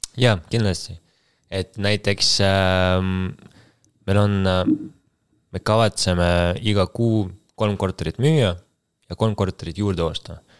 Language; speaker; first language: Estonian; non-native, local second language; Russian